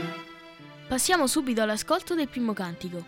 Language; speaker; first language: Italian; native; Italian